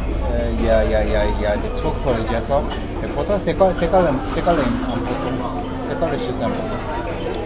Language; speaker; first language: French; non-native, learner; Korean